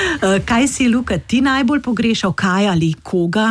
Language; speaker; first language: Slovenian; native; Slovenian